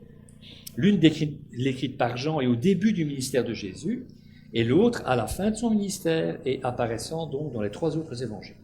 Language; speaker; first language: French; native; French